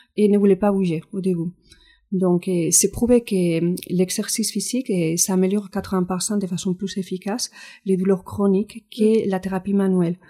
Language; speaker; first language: French; non-native, fluent; Spanish